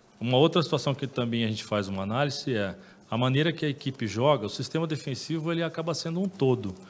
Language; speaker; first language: Portuguese; native; Portuguese